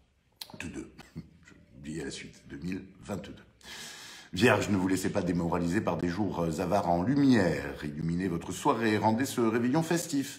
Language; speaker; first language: French; native; French